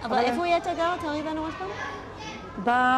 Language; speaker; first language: Hebrew; native; Hebrew